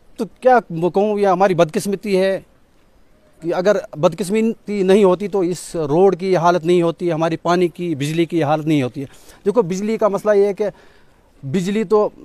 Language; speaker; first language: Hindi; non-native, local second language; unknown